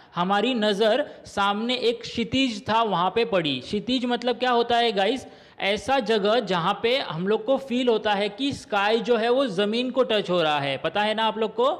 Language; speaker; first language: Hindi; non-native, local second language; Marathi